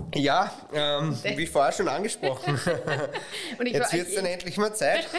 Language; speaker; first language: German; native; German